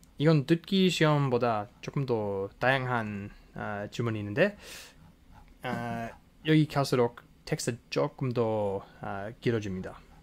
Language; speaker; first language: Korean; non-native, fluent; English